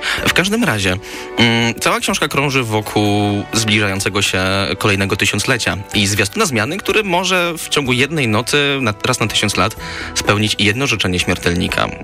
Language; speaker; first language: Polish; native; Polish